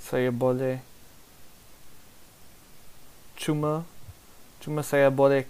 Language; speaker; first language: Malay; non-native, learner; English